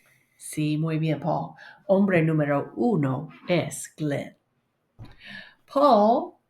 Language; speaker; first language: Spanish; non-native, learner; English